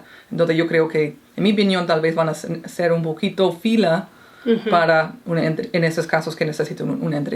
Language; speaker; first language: Spanish; non-native, fluent; English